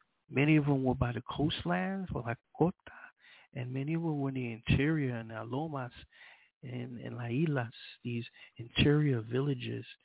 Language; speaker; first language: English; early bilingual, other home language; Spanish